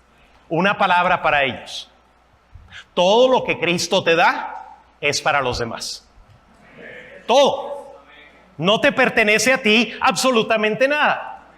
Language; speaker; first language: Spanish; non-native, fluent; English